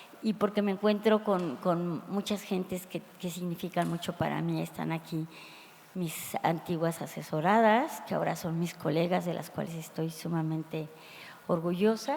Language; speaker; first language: Spanish; native; Spanish